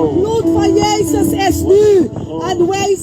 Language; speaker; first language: Dutch; non-native, local second language; Papiamento